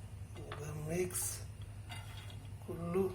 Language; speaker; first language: Arabic; non-native, learner; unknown